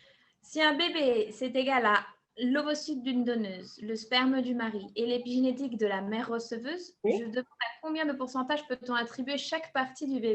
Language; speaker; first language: French; native; French